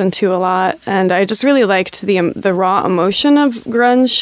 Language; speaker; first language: English; native; English